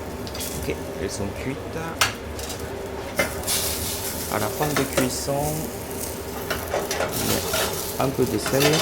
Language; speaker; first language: French; non-native, fluent; Japanese